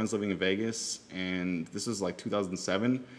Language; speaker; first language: English; native; English